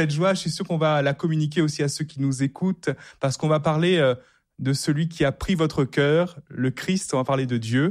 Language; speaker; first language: French; native; French